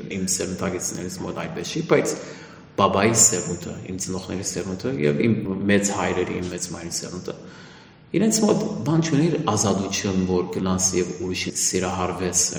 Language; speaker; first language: Armenian; early bilingual, heritage; Armenian